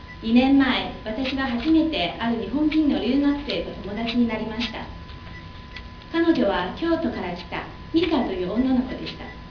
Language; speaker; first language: Japanese; non-native, fluent; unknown